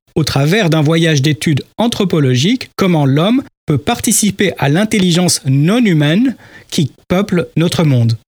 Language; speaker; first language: French; native; French